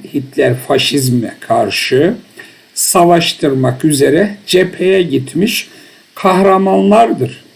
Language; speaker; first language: Turkish; early bilingual, heritage; Turkish